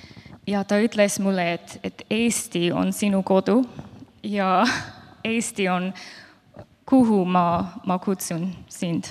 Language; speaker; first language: Estonian; non-native, learner; Finnish